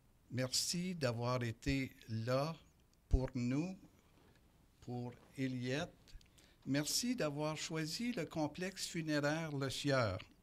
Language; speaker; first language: French; native; French